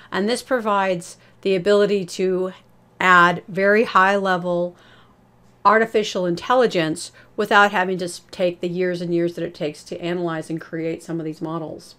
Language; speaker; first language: English; native; English